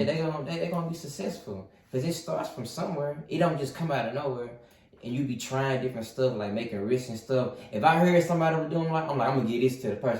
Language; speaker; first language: English; native; English